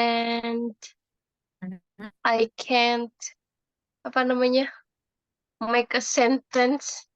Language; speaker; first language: English; non-native, learner; Indonesian